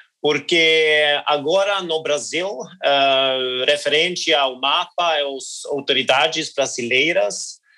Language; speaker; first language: Portuguese; non-native, learner; Norwegian